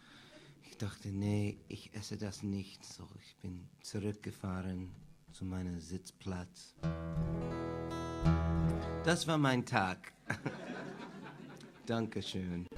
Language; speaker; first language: German; non-native, learner; English